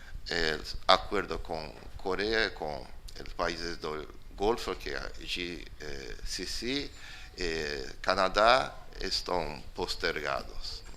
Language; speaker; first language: Spanish; non-native, fluent; Portuguese